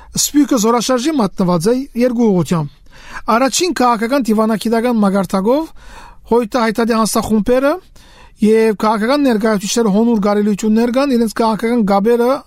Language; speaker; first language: Armenian; native; Armenian